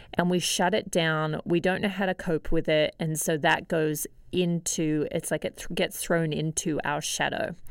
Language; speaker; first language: English; native; English